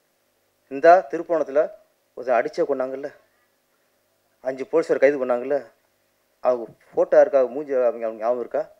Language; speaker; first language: Tamil; native; Tamil